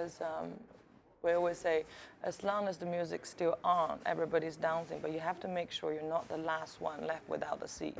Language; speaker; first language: English; native; English